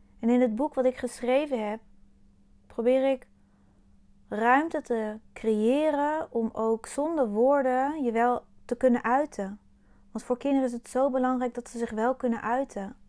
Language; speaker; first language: Dutch; native; Dutch